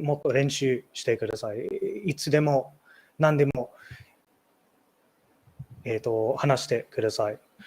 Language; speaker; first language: Japanese; non-native, learner; English